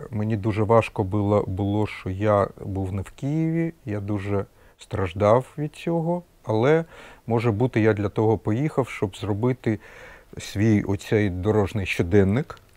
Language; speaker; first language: Ukrainian; non-native, local second language; Russian